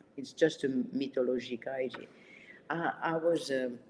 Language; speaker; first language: English; early bilingual, other home language; Arabic